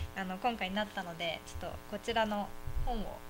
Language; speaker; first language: Japanese; native; Japanese